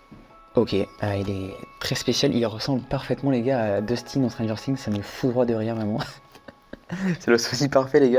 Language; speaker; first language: French; native; French